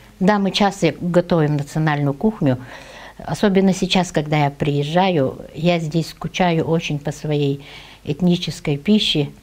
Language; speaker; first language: Russian; non-native, local second language; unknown